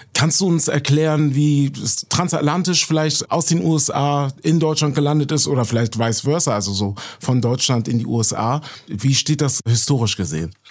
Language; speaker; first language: German; native; German